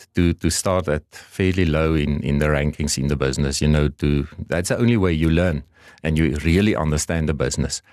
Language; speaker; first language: English; non-native, local second language; Afrikaans